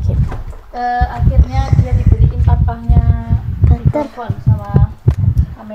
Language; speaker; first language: Indonesian; non-native, local second language; Javanese